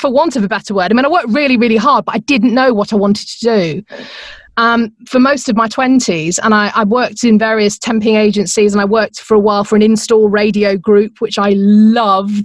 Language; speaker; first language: English; native; English